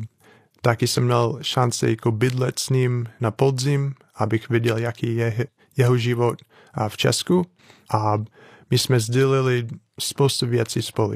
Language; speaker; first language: Czech; non-native, fluent; English